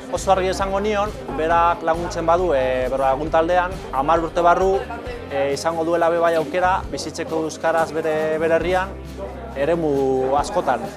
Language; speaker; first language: Basque; non-native, local second language; Spanish